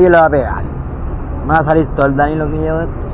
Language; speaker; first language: Spanish; native; Spanish